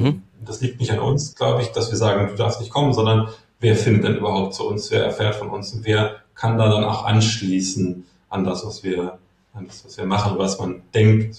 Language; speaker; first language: German; native; German